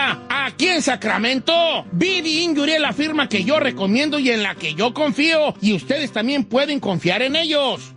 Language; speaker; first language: Spanish; native; Spanish